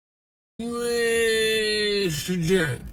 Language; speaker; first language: Chinese; non-native, learner; English